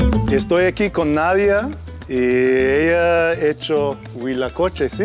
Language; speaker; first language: Spanish; non-native, learner; English